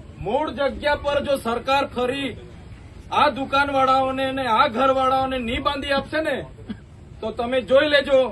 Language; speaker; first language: Gujarati; non-native, local second language; Vasavi